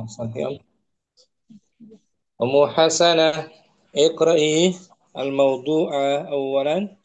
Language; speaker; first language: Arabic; non-native, fluent; Indonesian